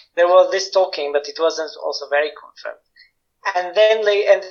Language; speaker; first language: English; non-native, fluent; Arabic